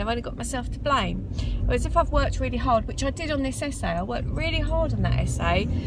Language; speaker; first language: English; native; English